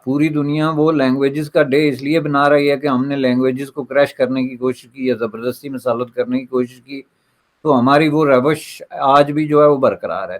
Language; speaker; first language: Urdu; non-native, local second language; Pahari-Potwari